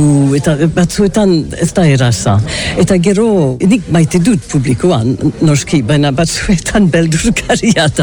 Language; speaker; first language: Basque; non-native, learner; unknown